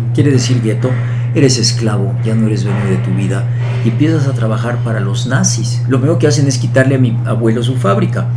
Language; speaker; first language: Spanish; early bilingual, other home language; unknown